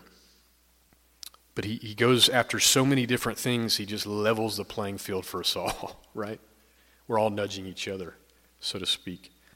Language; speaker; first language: English; native; English